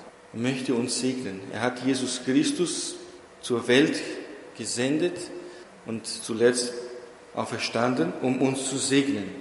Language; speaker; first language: German; non-native, fluent; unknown